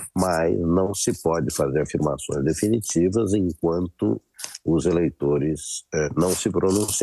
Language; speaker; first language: Portuguese; native; Portuguese